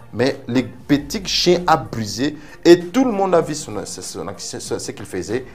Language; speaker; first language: French; non-native, local second language; Lingala